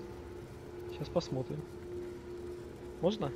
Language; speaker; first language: Russian; native; Russian